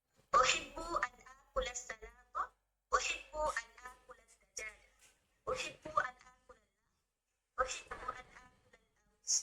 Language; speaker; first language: Arabic; non-native, learner; Bangla